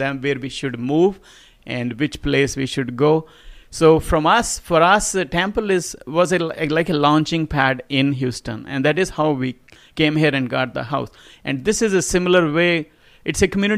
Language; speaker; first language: English; non-native, local second language; Punjabi